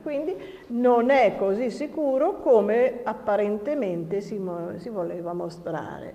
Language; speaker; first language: Italian; native; Italian